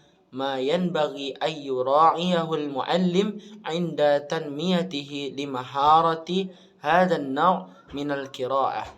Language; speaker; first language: Arabic; non-native, learner; Indonesian